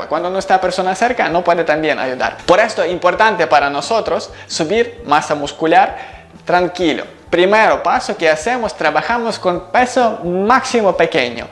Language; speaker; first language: Spanish; non-native, learner; Ukrainian